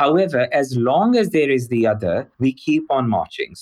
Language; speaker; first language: English; non-native, local second language; Urdu